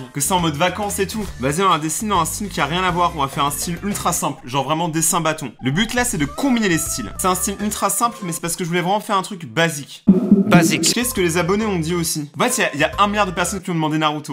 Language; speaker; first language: French; native; French